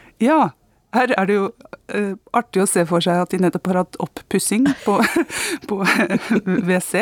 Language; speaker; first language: Norwegian; native; Norwegian